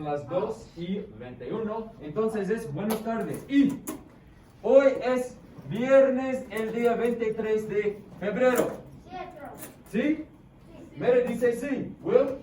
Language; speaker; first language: Spanish; non-native, fluent; English